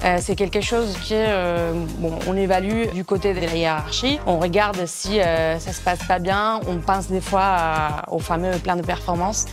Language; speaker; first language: French; non-native, fluent; Spanish